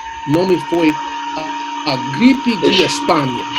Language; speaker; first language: Portuguese; non-native, learner; English